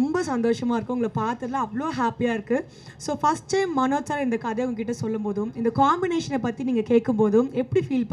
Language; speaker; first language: Tamil; native; Tamil